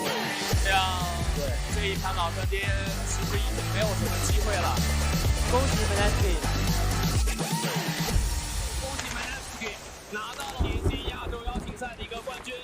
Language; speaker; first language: Chinese; native; Chinese